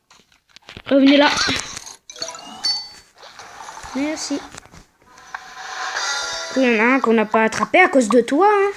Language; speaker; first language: French; native; French